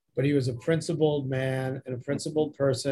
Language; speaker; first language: English; native; English